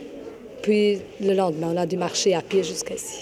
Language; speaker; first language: French; non-native, learner; Albanian